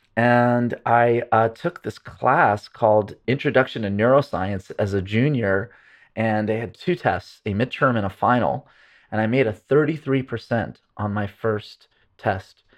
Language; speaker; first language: English; early bilingual, other home language; Arabic